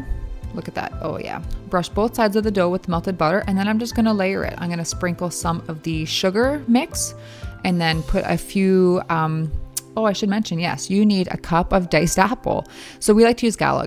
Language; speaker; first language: English; native; English